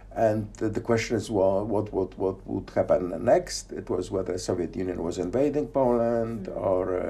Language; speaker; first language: English; non-native, fluent; Polish